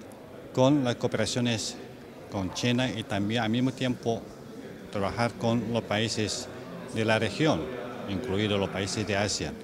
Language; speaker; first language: Spanish; non-native, fluent; Chinese